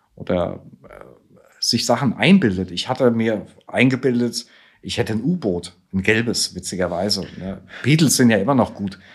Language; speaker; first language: German; native; German